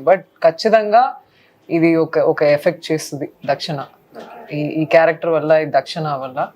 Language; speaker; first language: Telugu; non-native, local second language; Tamil